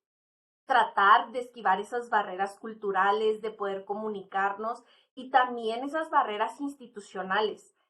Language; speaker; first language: Spanish; native; Spanish